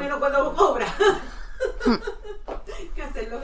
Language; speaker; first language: Spanish; native; Spanish